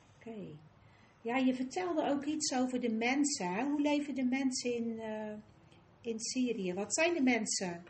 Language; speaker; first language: Dutch; native; Dutch